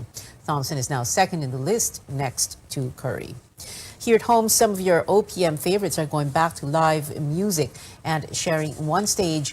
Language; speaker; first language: English; non-native, local second language; Filipino